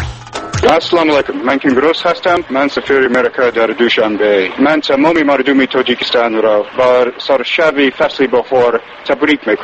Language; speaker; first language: Persian; non-native, learner; English